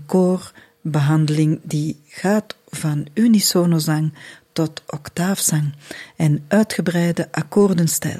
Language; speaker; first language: Dutch; native; Dutch